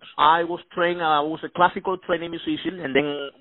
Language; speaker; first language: English; non-native, fluent; Spanish